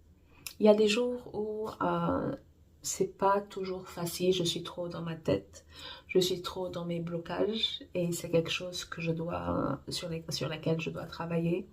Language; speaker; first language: French; non-native, fluent; Portuguese